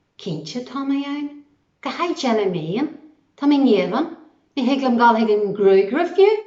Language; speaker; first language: Irish; native; Irish